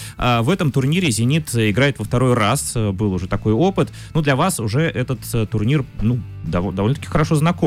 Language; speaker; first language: Russian; native; Russian